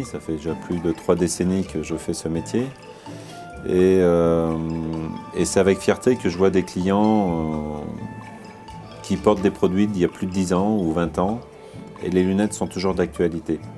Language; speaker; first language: French; early bilingual, other home language; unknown